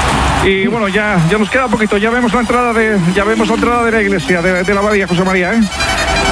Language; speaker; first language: Spanish; native; Spanish